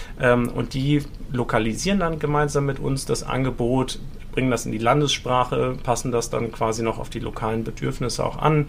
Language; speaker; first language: German; native; German